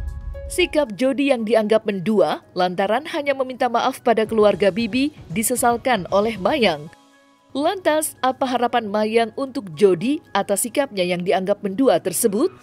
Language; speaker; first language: Indonesian; native; Indonesian